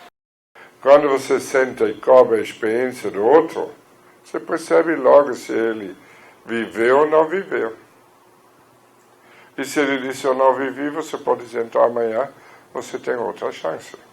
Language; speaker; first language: Portuguese; non-native, fluent; German